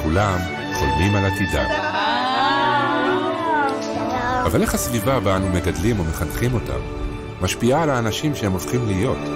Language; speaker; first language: Hebrew; native; Hebrew